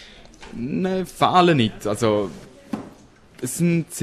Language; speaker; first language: German; native; German